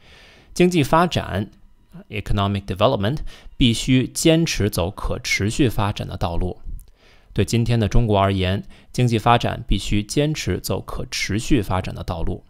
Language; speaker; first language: Chinese; non-native, fluent; English